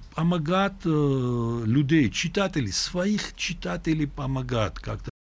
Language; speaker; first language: Russian; non-native, local second language; Georgian